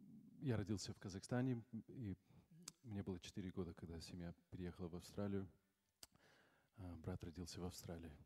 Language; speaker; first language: Russian; early bilingual, heritage; Russian